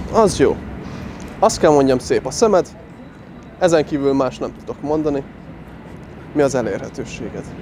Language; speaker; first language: Hungarian; early bilingual, other home language; Chinese